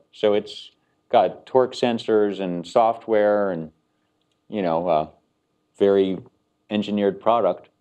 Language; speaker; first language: English; native; English